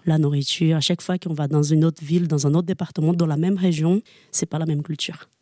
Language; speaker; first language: French; non-native, fluent; Portuguese